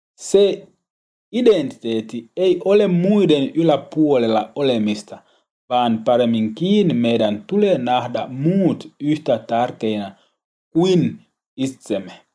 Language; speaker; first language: Finnish; non-native, learner; Swahili